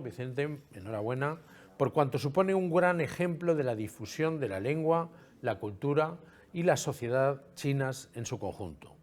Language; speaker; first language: Spanish; native; Spanish